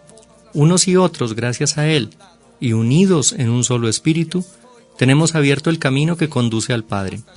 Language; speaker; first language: Spanish; native; Spanish